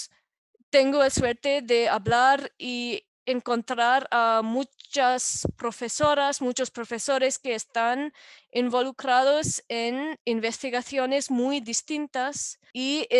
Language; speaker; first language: Spanish; non-native, fluent; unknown